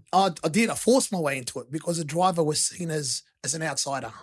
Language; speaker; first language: English; early bilingual, other home language; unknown